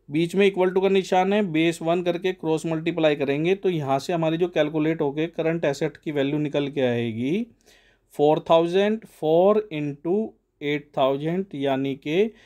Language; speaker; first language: Hindi; native; Hindi